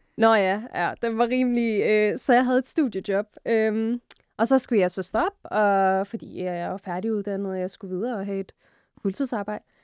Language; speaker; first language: Danish; early bilingual, other home language; Arabic